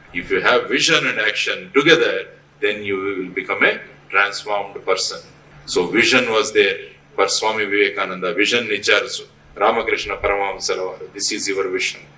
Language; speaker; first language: English; non-native, local second language; Telugu